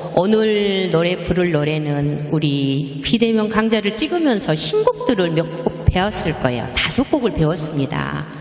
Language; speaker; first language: Korean; native; Korean